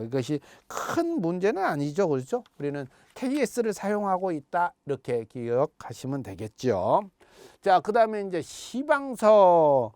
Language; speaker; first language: Korean; native; Korean